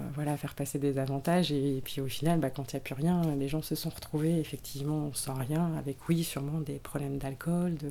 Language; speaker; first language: French; native; French